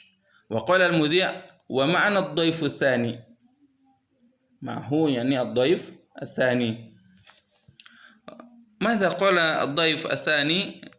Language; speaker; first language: Arabic; non-native, fluent; Indonesian